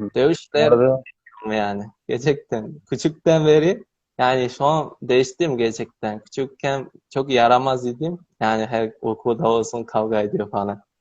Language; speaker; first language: Turkish; non-native, learner; Chinese